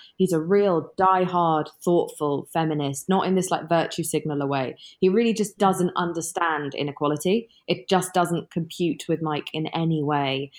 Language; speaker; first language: English; native; English